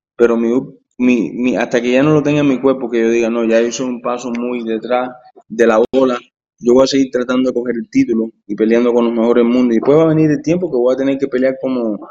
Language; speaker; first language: Spanish; early bilingual, heritage; Spanish